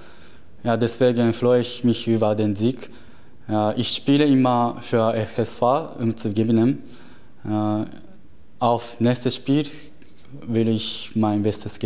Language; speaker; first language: German; non-native, learner; Japanese